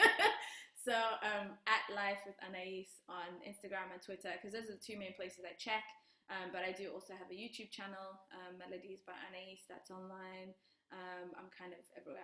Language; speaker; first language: English; non-native, local second language; Kinyarwanda